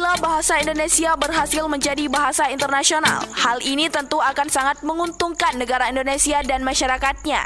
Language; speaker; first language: Indonesian; native; Indonesian